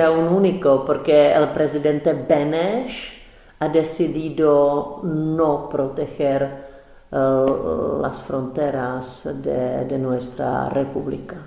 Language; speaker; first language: Spanish; non-native, fluent; Czech